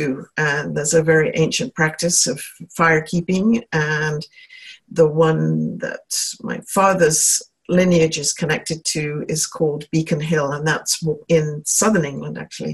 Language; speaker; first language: English; native; English